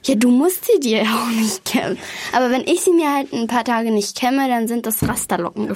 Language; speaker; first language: German; native; German